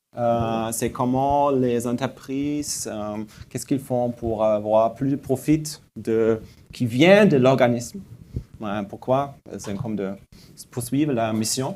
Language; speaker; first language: French; non-native, fluent; German